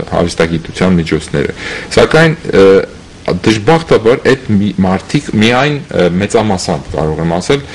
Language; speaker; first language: Armenian; native; Armenian